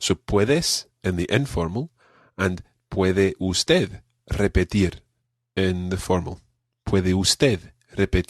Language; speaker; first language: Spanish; non-native, fluent; English